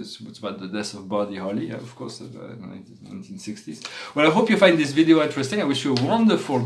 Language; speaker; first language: English; non-native, fluent; French